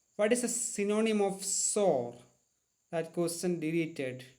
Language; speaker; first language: English; non-native, local second language; Malayalam